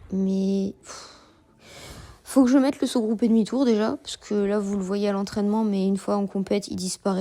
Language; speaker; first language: French; native; French